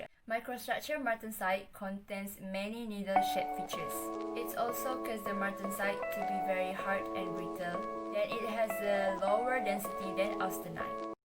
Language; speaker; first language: English; non-native, local second language; Malay